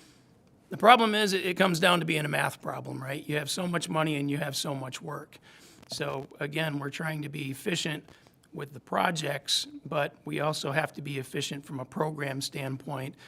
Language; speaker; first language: English; native; English